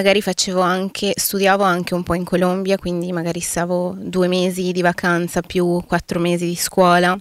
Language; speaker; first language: Italian; early bilingual, other home language; Spanish